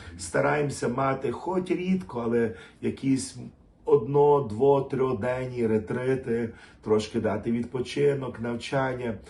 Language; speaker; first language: Ukrainian; native; Ukrainian